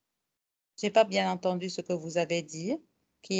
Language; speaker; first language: French; non-native, fluent; Arabic